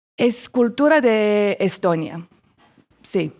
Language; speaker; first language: Spanish; non-native, learner; Estonian